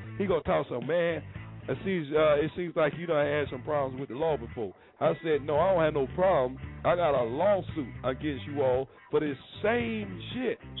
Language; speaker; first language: English; native; English